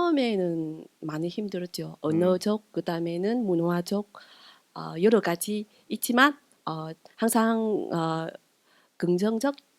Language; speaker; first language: Korean; non-native, learner; Vietnamese